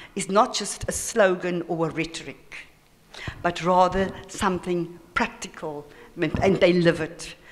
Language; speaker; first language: English; early bilingual, other home language; Afrikaans